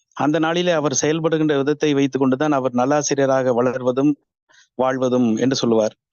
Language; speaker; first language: Tamil; native; Tamil